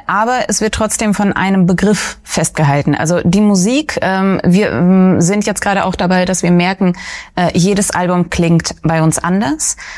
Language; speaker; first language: German; early bilingual, other home language; Russian